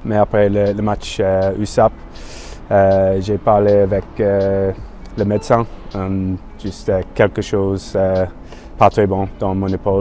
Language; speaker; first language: French; non-native, learner; English